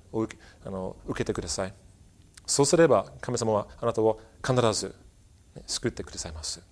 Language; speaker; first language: Japanese; non-native, fluent; English